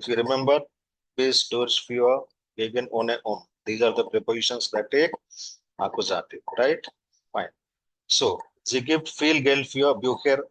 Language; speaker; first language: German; non-native, fluent; Hindi